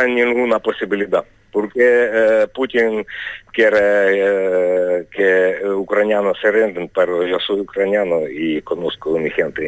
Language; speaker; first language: Spanish; non-native, fluent; Ukrainian